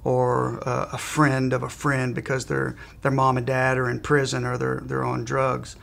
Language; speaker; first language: English; native; English